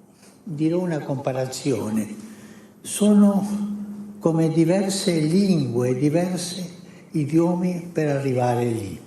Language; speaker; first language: Italian; non-native, fluent; Spanish